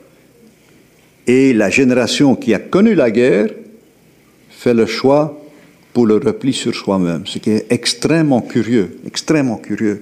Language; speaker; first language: French; native; French